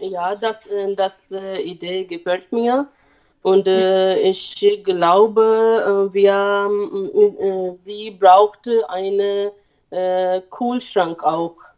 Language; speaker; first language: German; non-native, learner; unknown